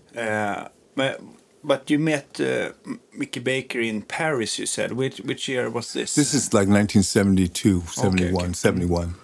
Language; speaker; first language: English; native; English